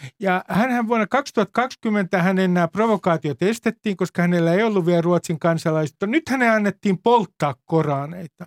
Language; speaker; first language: Finnish; native; Finnish